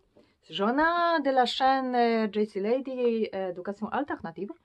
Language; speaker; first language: French; non-native, fluent; Polish